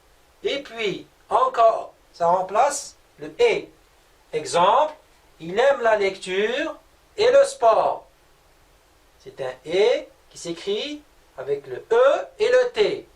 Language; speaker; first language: French; non-native, local second language; Arabic